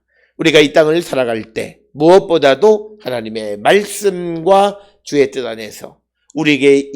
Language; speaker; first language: Korean; native; Korean